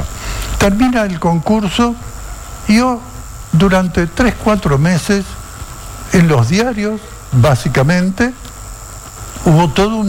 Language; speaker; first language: Spanish; native; Spanish